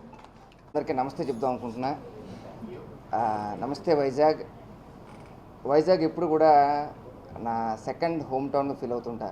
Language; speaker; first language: Telugu; native; Telugu